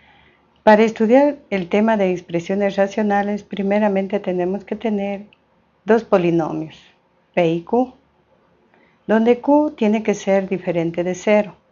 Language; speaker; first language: Spanish; native; Spanish